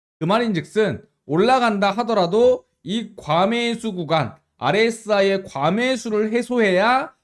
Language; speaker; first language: Korean; native; Korean